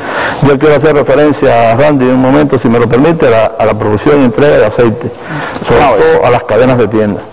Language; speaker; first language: Spanish; native; Spanish